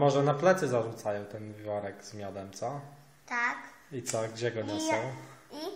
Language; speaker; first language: Polish; native; Polish